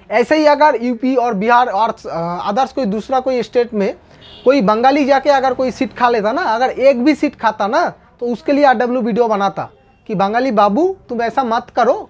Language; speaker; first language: Hindi; non-native, local second language; Bangla